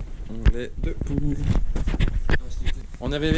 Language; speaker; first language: French; native; French